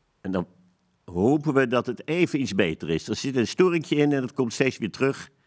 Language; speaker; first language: Dutch; native; Dutch